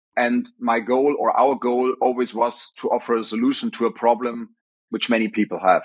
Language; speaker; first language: English; non-native, fluent; German